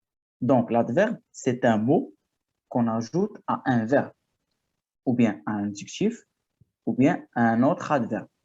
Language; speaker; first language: French; non-native, fluent; Arabic